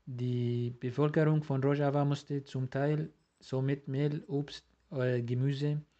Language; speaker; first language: German; non-native, learner; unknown